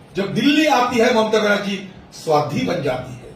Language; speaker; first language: Hindi; non-native, local second language; Bangla